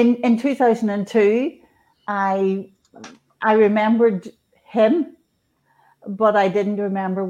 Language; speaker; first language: English; native; English